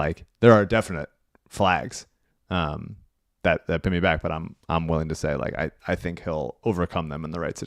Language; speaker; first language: English; native; English